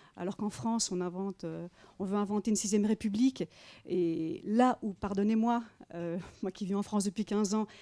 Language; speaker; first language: French; native; French